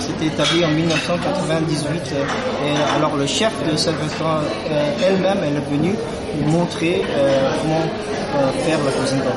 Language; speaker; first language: French; non-native, fluent; Korean